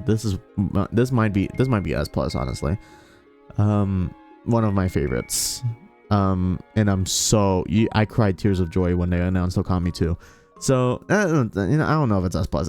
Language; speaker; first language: English; native; English